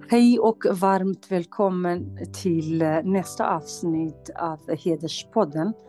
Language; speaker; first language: Swedish; non-native, fluent; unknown